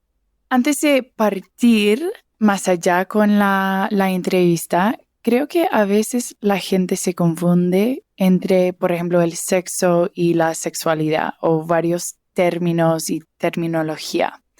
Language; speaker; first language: Spanish; early bilingual, heritage; English